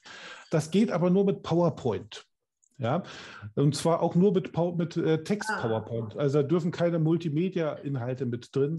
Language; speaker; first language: German; native; German